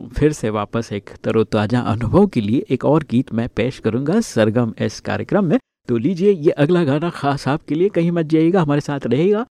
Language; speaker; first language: Hindi; native; Hindi